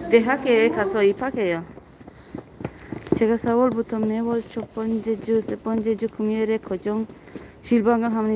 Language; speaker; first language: Korean; non-native, learner; Tajik